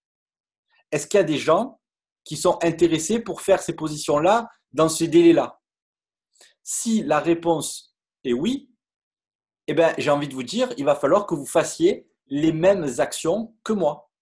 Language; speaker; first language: French; native; French